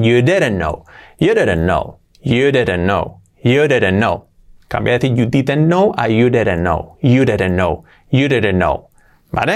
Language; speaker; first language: English; non-native, fluent; Spanish